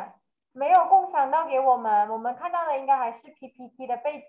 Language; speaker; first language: Chinese; native; Chinese